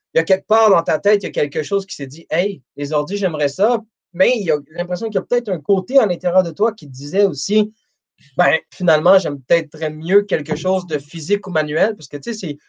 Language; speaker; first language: French; native; French